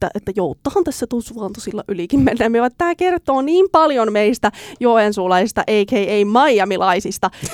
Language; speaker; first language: Finnish; native; Finnish